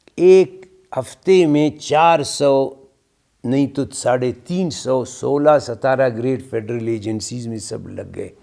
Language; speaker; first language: Urdu; non-native, local second language; Brahui